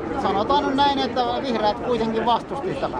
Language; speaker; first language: Finnish; non-native, fluent; Kurdish